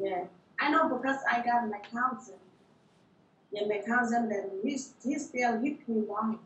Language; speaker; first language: English; non-native, learner; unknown